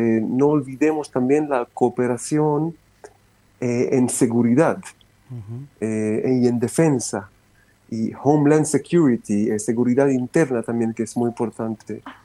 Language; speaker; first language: Spanish; non-native, fluent; Romanian